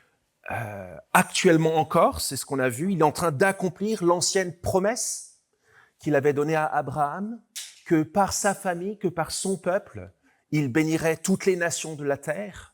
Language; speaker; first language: French; native; French